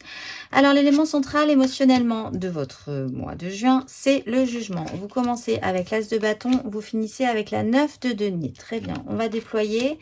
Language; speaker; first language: French; native; French